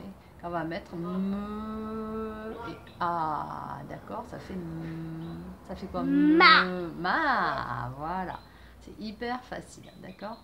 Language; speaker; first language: French; native; French